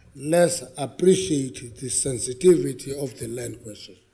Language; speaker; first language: English; non-native, local second language; Xhosa